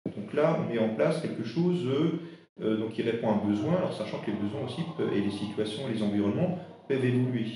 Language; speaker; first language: French; non-native, local second language; Swiss German